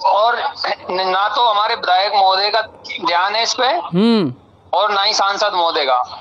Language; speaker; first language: Hindi; native; Hindi